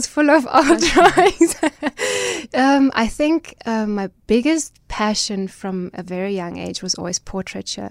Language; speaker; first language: English; non-native, fluent; German